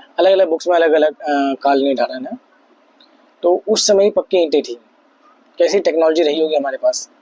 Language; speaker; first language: Hindi; native; Hindi